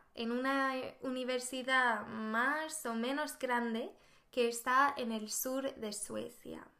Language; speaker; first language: Spanish; non-native, fluent; Swedish